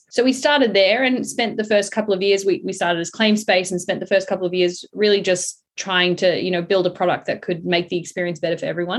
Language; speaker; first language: English; native; English